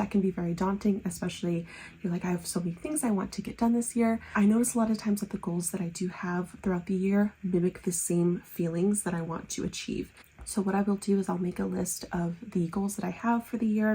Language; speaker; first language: English; native; English